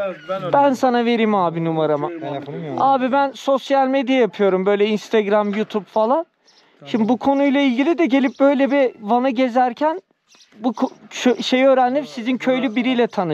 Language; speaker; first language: Turkish; native; Turkish